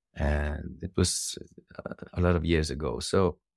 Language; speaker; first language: English; non-native, fluent; Norwegian